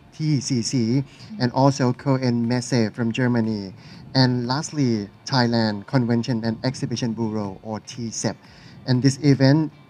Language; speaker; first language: English; non-native, fluent; Thai